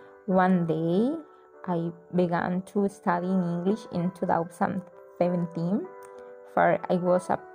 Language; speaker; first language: English; non-native, learner; Spanish